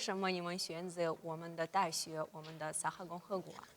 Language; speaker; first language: Chinese; non-native, learner; Yakut